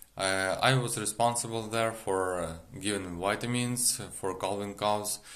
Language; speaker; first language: English; non-native, learner; Ukrainian